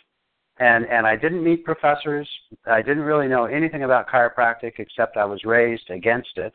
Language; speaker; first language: English; native; English